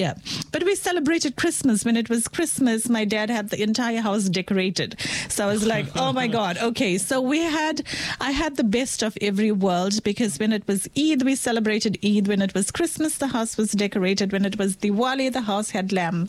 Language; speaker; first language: English; native; English